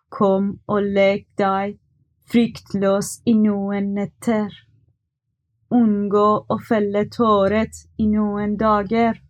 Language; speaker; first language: Norwegian; non-native, learner; Persian